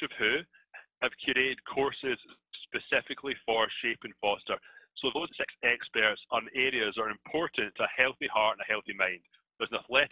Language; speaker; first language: English; native; English